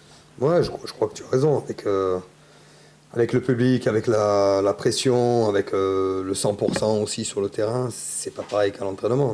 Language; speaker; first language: French; native; French